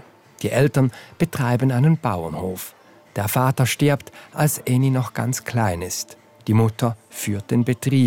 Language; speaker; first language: German; native; German